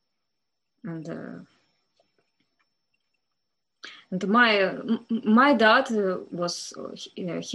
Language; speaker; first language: English; non-native, fluent; Ukrainian